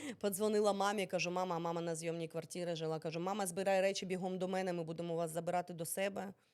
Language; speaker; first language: Ukrainian; early bilingual, other home language; Russian